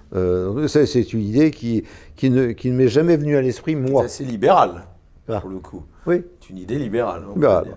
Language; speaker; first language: French; native; French